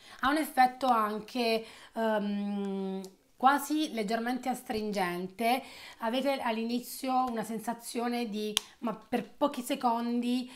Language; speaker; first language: Italian; native; Italian